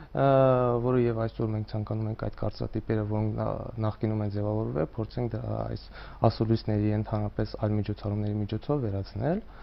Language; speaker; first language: Armenian; non-native, local second language; Kurdish